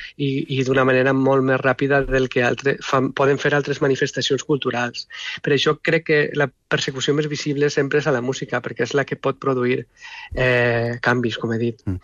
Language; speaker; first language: Catalan; native; Catalan